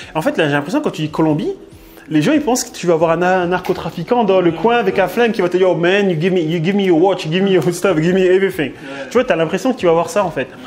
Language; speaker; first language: French; native; French